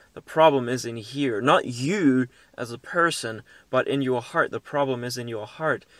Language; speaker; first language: English; early bilingual, heritage; German